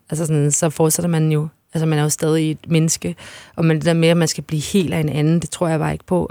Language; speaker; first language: Danish; native; Danish